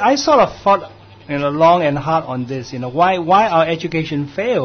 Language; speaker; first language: English; non-native, local second language; Cantonese